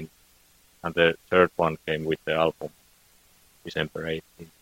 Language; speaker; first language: English; non-native, fluent; Finnish